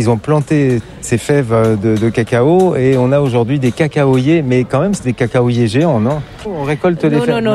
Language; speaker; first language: French; native; French